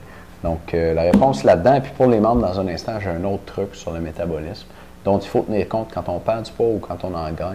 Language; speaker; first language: French; native; French